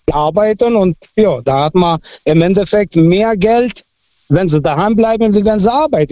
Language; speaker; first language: German; non-native, fluent; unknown